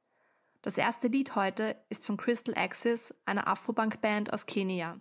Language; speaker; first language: German; native; German